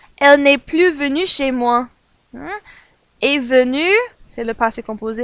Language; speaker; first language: French; non-native, fluent; English